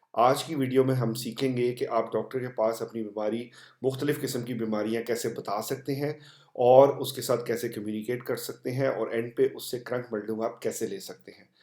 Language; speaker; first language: Urdu; non-native, local second language; Punjabi